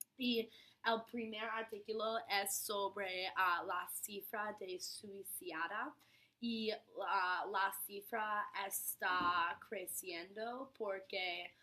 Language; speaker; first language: Spanish; non-native, learner; English